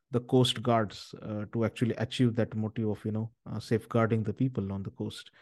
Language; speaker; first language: English; non-native, local second language; Marathi